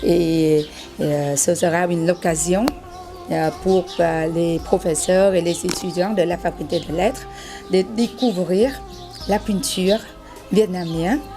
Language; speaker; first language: French; non-native, fluent; Vietnamese